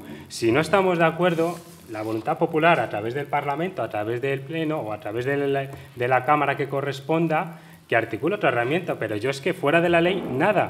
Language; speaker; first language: Spanish; native; Spanish